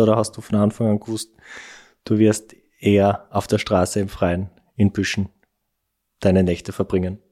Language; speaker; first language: German; native; German